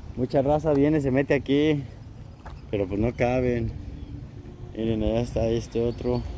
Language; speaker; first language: Spanish; early bilingual, heritage; Spanish